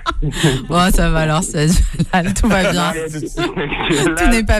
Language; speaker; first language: French; native; French